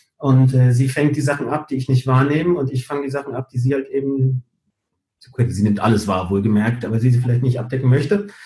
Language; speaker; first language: German; early bilingual, heritage; German